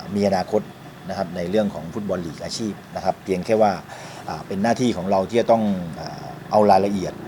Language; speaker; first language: Thai; native; Thai